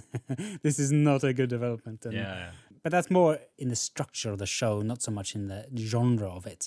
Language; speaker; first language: English; non-native, fluent; Norwegian